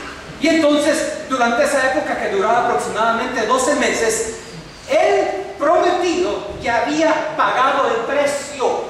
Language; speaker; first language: Spanish; native; Spanish